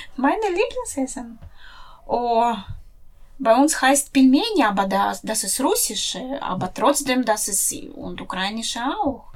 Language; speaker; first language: German; non-native, learner; Russian